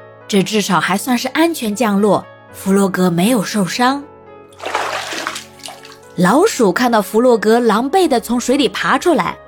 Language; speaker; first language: Chinese; native; Chinese